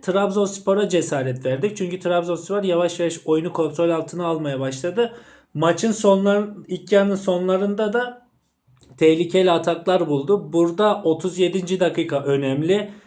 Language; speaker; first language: Turkish; native; Turkish